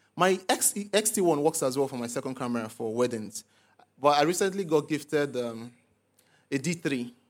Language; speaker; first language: English; non-native, local second language; Igbo